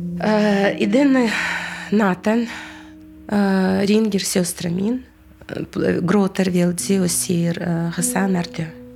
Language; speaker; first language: Norwegian; non-native, fluent; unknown